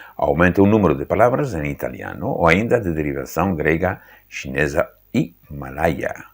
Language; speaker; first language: Portuguese; native; Portuguese